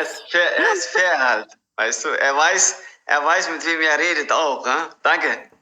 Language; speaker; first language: German; non-native, fluent; Tigrinya